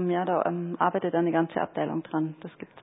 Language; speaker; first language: German; native; German